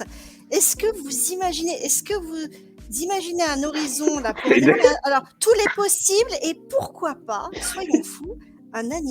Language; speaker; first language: French; native; French